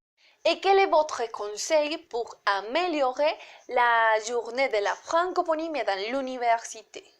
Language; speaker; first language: French; non-native, learner; Spanish